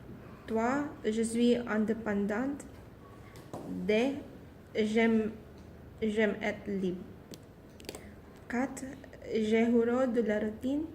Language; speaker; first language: French; non-native, learner; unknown